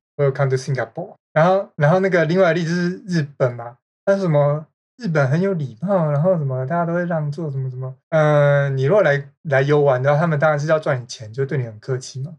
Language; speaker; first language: Chinese; native; Chinese